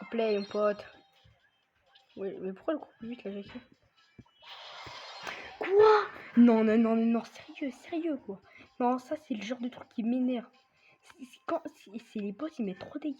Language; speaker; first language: French; native; French